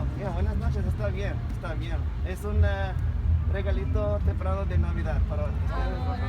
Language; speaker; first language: Spanish; non-native, learner; English